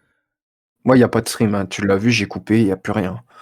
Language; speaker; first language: French; native; French